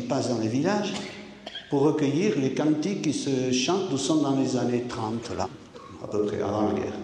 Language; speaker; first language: French; native; French